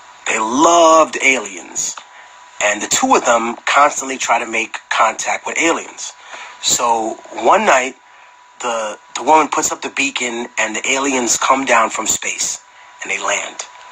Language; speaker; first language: English; early bilingual, other home language; Spanish